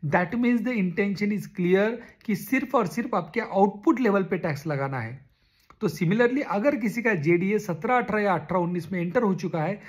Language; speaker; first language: Hindi; non-native, local second language; Marathi